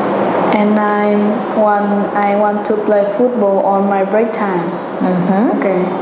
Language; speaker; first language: English; non-native, learner; Vietnamese